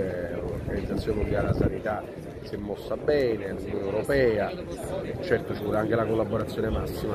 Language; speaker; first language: Italian; native; Italian